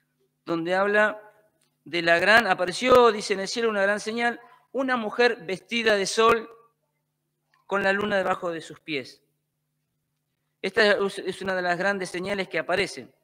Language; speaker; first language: Spanish; native; Spanish